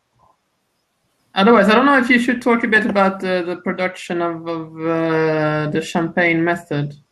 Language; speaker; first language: English; non-native, fluent; Italian